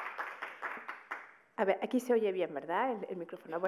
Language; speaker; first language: Spanish; native; Spanish